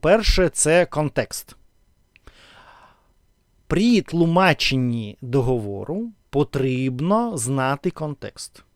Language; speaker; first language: Ukrainian; non-native, learner; Russian